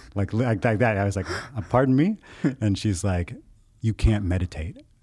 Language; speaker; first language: English; native; English